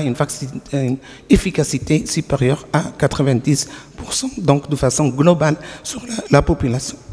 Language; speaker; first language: French; non-native, local second language; Arabic